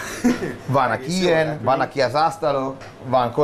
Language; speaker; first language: Hungarian; non-native, learner; Italian